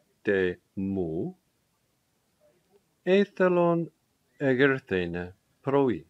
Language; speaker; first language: Greek; non-native, learner; English